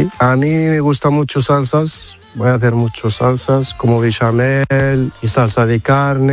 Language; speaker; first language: Spanish; non-native, learner; Arabic